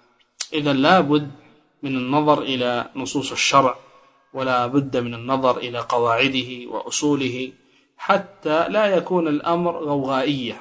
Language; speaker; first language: Arabic; native; Arabic